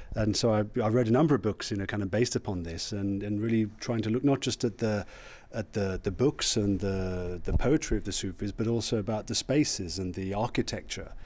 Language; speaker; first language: English; native; English